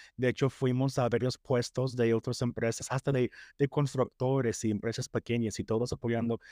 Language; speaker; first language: Spanish; non-native, fluent; English